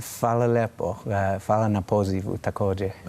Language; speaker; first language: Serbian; non-native, learner; English